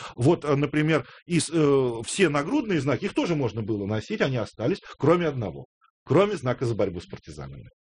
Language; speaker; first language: Russian; native; Russian